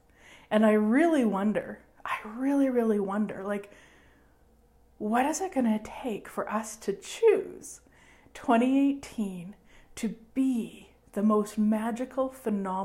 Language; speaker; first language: English; native; English